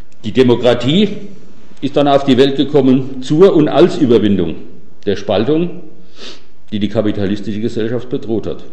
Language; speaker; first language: German; native; German